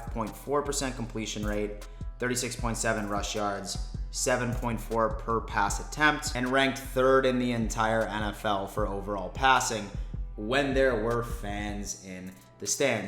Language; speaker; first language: English; native; English